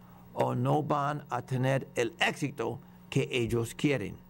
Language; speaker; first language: Spanish; non-native, fluent; English